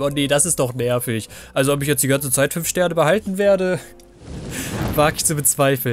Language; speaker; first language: German; native; German